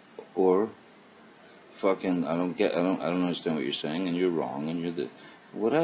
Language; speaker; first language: English; native; English